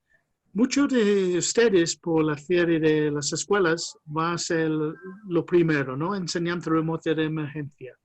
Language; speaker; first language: Spanish; non-native, fluent; English